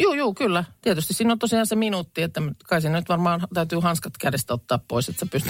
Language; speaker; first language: Finnish; native; Finnish